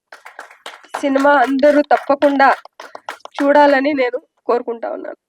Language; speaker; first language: Telugu; non-native, local second language; Lambadi